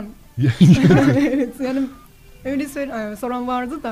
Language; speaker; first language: Turkish; non-native, learner; Japanese